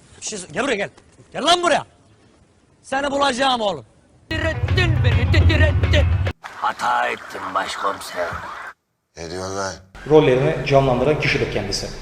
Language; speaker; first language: Turkish; native; Turkish